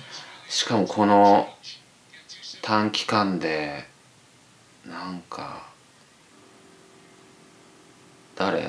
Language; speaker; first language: Japanese; native; Japanese